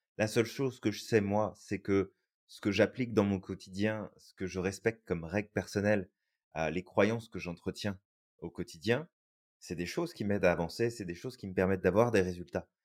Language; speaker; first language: French; native; French